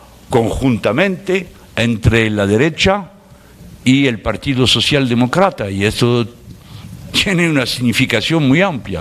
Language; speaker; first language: Spanish; non-native, fluent; French